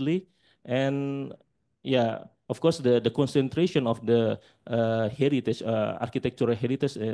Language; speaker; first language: English; non-native, fluent; Indonesian